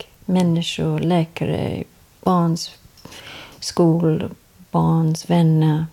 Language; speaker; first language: Swedish; non-native, learner; English